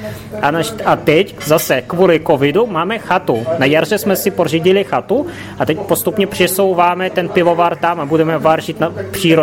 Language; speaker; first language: Czech; non-native, fluent; Russian